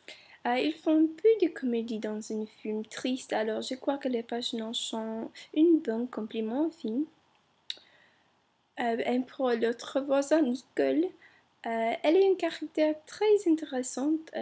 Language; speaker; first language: French; non-native, learner; English